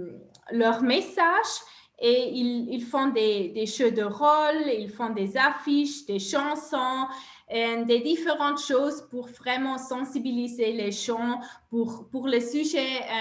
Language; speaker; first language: French; non-native, local second language; German